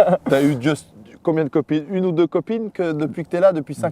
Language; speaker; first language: French; native; French